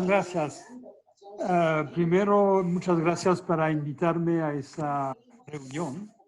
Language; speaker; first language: Spanish; non-native, fluent; French